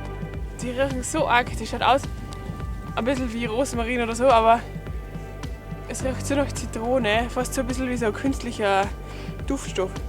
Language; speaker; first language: German; native; German